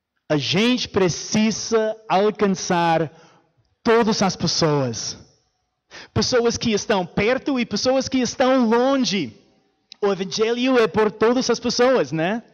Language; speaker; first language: Portuguese; non-native, fluent; English